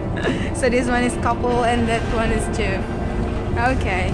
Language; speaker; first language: English; non-native, learner; Indonesian